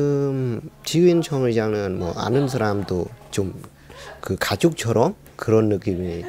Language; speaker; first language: Korean; non-native, fluent; Khmer